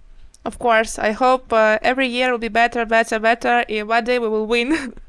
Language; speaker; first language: English; non-native, learner; Ukrainian